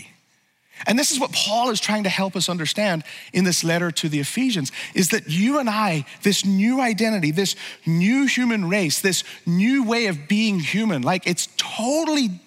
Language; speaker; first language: English; native; English